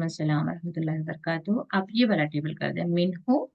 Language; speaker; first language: Hindi; native; Hindi